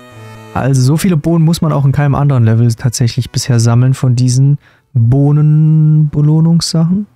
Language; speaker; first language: German; native; German